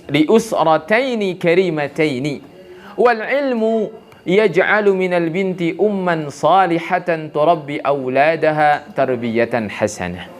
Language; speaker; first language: Arabic; non-native, fluent; Indonesian